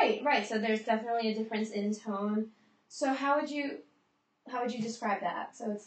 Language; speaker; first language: English; native; English